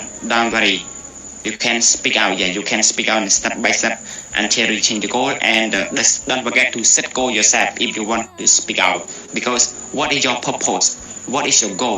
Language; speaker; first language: English; non-native, learner; Khmer